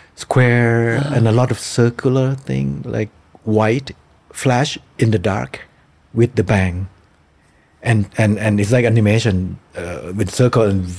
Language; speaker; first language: English; non-native, fluent; Thai